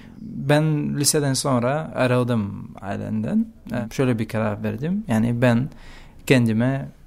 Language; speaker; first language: Turkish; non-native, learner; Bulgarian